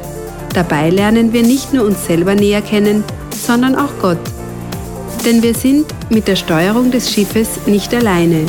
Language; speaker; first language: German; native; German